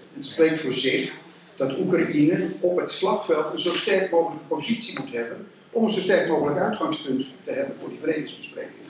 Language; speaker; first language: Dutch; native; Dutch